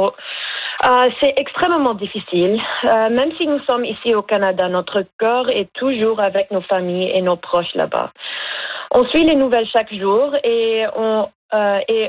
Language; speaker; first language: French; non-native, local second language; Arabic